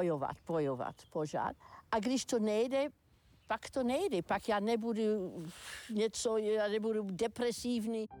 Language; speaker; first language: Czech; non-native, learner; German